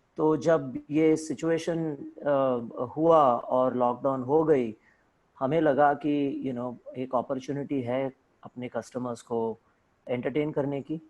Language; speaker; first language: Hindi; non-native, local second language; Tamil